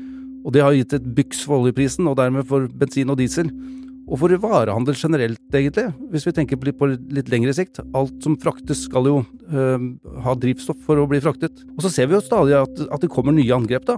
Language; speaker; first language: Norwegian; native; Norwegian